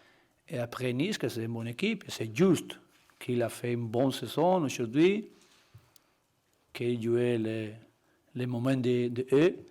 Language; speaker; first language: French; non-native, learner; Spanish